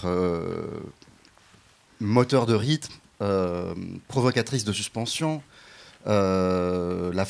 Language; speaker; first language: French; non-native, local second language; Arabic